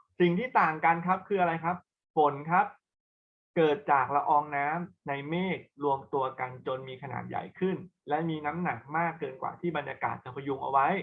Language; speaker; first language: Thai; native; Thai